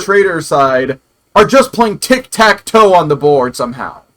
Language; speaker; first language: English; native; English